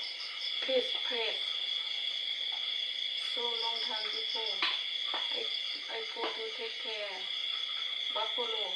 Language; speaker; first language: English; non-native, learner; Thai